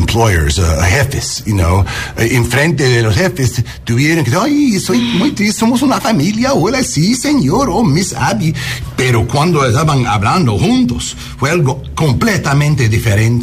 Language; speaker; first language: Spanish; non-native, learner; English